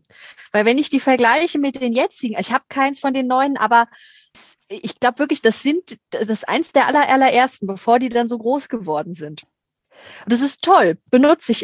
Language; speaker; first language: German; native; German